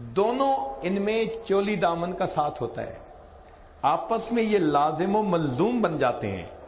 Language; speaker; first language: Urdu; non-native, local second language; Punjabi